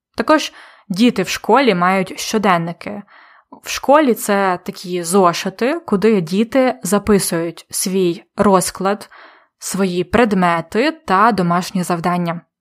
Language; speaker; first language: Ukrainian; native; Ukrainian